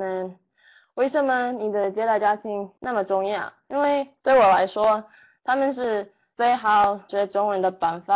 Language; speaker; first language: Chinese; early bilingual, heritage; Chinese